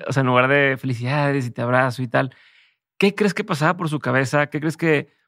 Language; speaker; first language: Spanish; native; Spanish